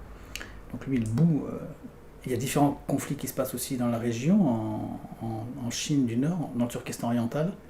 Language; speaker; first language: French; native; French